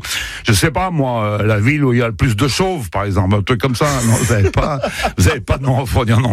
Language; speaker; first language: French; native; French